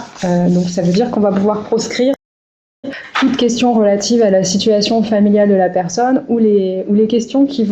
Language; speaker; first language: French; native; French